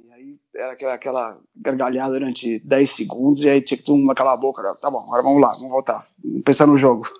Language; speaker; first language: Portuguese; early bilingual, other home language; Spanish